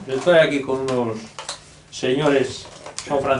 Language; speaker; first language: Spanish; native; Spanish